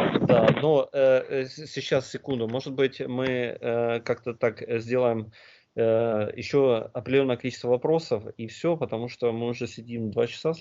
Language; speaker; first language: Russian; native; Russian